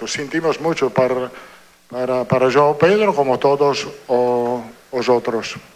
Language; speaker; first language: Portuguese; non-native, learner; Italian